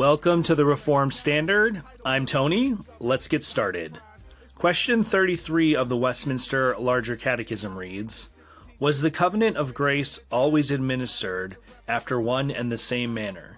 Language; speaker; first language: English; native; English